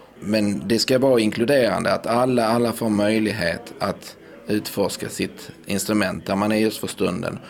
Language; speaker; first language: Swedish; native; Swedish